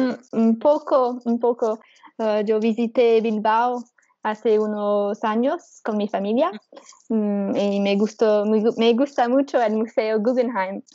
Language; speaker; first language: Spanish; non-native, learner; English